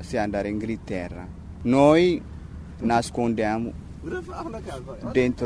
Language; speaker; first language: Italian; non-native, learner; Tigrinya